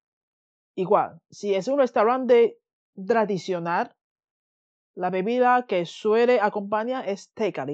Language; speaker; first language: Spanish; non-native, fluent; Chinese